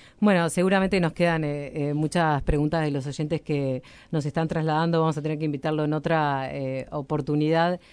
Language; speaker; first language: Spanish; native; Spanish